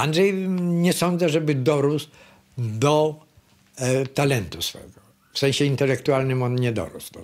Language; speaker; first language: Polish; native; Polish